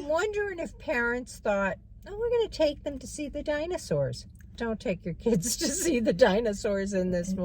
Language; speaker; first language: English; native; English